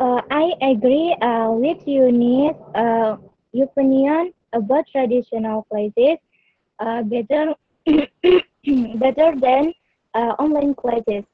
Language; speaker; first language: English; non-native, learner; Indonesian